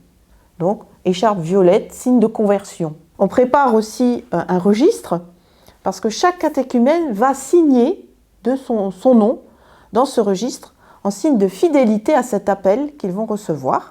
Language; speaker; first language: French; native; French